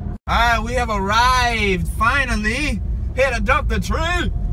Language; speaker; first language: English; native; English